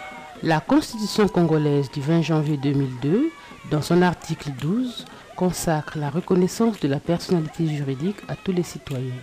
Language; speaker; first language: French; non-native, local second language; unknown